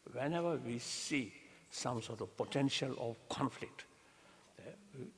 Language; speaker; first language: English; non-native, learner; Tibetan